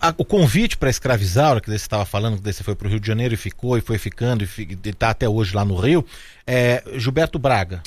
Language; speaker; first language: Portuguese; native; Portuguese